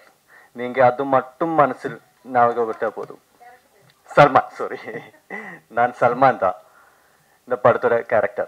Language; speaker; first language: Tamil; non-native, learner; Malayalam